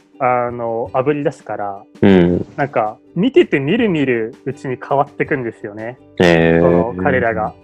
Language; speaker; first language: Japanese; native; Japanese